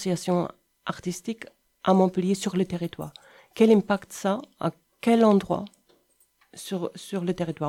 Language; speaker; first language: French; non-native, fluent; German